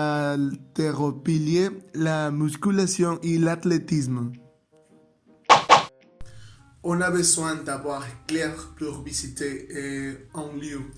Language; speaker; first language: French; non-native, learner; Spanish